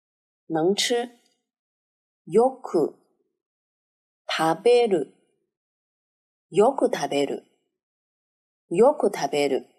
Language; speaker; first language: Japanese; non-native, fluent; Chinese